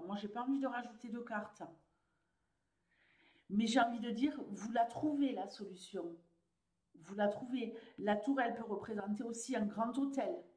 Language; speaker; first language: French; native; French